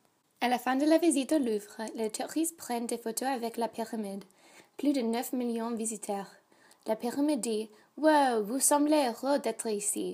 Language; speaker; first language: French; non-native, learner; English